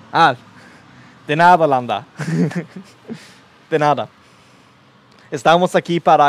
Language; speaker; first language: Spanish; non-native, learner; Swedish